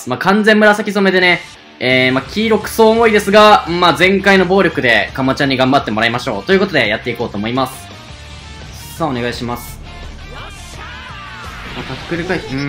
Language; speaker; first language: Japanese; native; Japanese